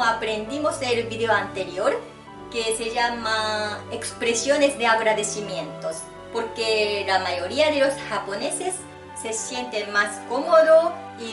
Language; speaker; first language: Spanish; non-native, fluent; Japanese